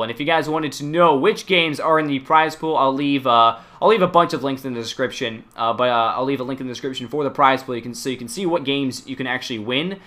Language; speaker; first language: English; native; English